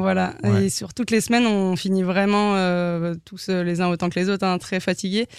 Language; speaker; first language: French; native; French